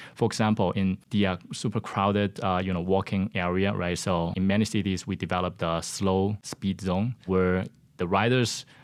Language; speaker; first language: English; non-native, fluent; Chinese